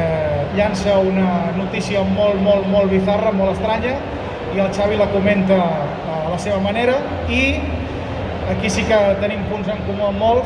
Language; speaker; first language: Catalan; native; Catalan